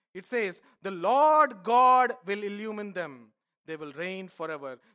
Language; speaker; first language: English; non-native, local second language; Telugu